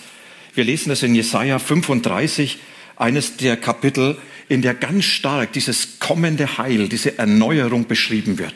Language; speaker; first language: German; native; German